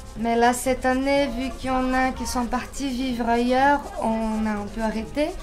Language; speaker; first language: French; non-native, fluent; Portuguese